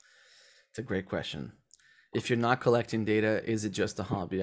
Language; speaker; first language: English; non-native, fluent; Portuguese